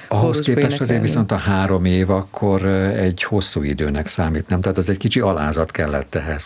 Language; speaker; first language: Hungarian; native; Hungarian